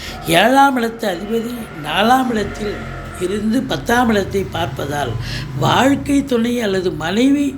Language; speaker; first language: Tamil; native; Tamil